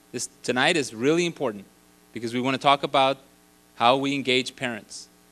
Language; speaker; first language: English; early bilingual, other home language; Spanish